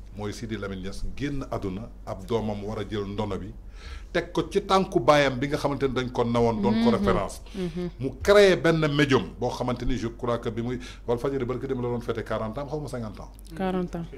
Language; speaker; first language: Wolof; native; Wolof